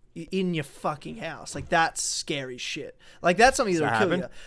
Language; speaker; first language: English; native; English